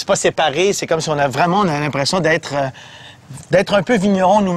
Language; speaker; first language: French; native; French